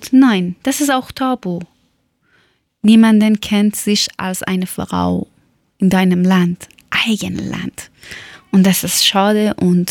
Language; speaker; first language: German; non-native, learner; Persian